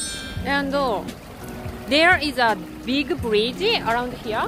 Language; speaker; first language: English; non-native, learner; Japanese